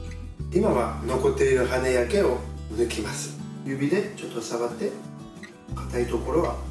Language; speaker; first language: Japanese; non-native, fluent; French